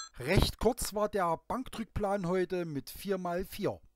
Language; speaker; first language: German; native; German